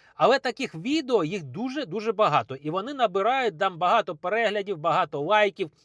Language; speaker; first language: Ukrainian; native; Ukrainian